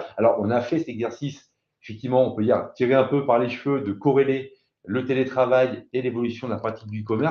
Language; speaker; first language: French; native; French